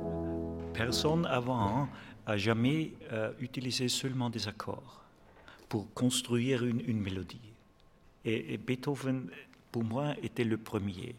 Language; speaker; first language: French; non-native, fluent; German